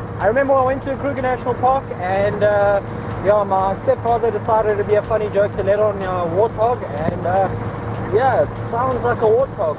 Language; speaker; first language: English; non-native, local second language; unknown